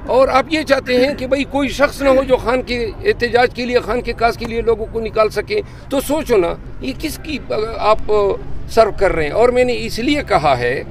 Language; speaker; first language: Urdu; non-native, local second language; Pashto